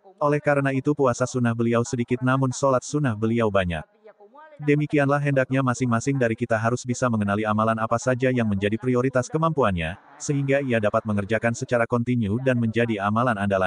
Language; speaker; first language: Indonesian; native; Indonesian